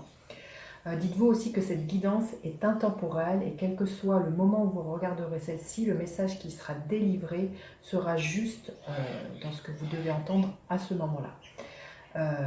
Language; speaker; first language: French; native; French